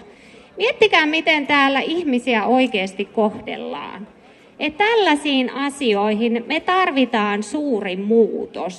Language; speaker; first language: Finnish; native; Finnish